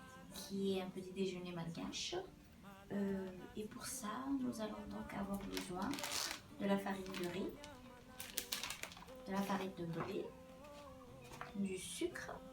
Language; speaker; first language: French; non-native, local second language; Malagasy